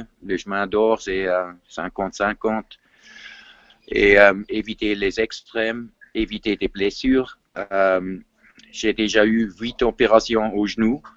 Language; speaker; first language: French; non-native, fluent; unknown